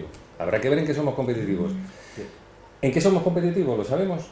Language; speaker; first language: Spanish; native; Spanish